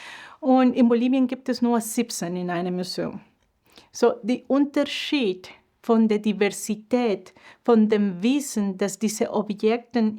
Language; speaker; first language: German; non-native, fluent; Spanish